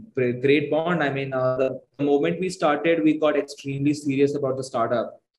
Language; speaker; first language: English; non-native, local second language; Hindi